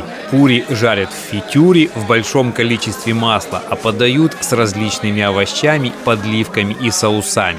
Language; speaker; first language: Russian; native; Russian